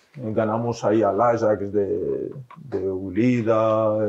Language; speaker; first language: Spanish; early bilingual, heritage; French